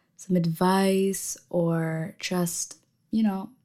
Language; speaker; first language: English; non-native, fluent; Indonesian